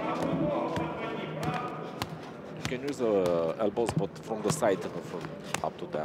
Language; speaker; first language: English; non-native, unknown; Romanian